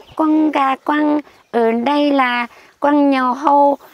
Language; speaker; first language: Vietnamese; native; Vietnamese